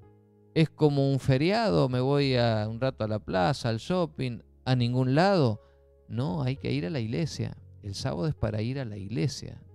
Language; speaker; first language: Spanish; native; Spanish